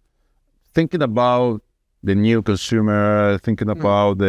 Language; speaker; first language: English; non-native, fluent; Spanish